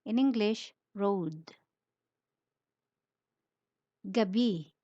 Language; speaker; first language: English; non-native, local second language; Filipino